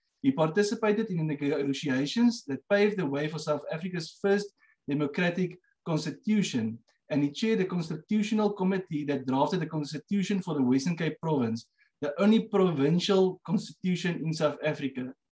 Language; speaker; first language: English; non-native, local second language; Afrikaans